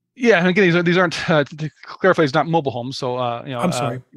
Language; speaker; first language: English; native; English